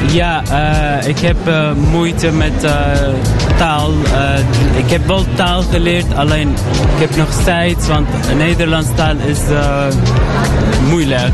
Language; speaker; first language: Dutch; non-native, learner; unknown